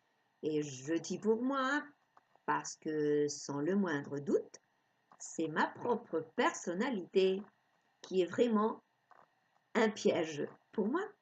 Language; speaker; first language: French; non-native, fluent; Spanish